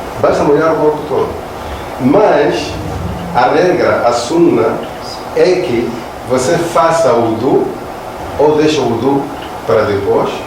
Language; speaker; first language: Portuguese; non-native, local second language; Makhuwa